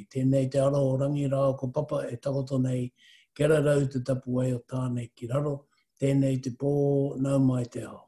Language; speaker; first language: English; native; English